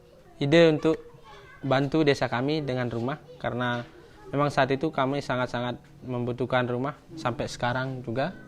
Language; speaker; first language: Indonesian; non-native, local second language; Sasak